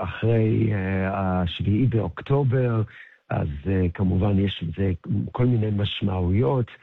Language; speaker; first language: Hebrew; early bilingual, heritage; English